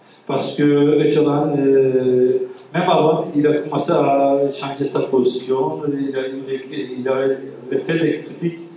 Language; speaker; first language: French; non-native, fluent; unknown